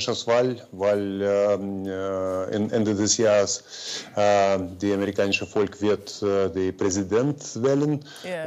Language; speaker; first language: German; non-native, fluent; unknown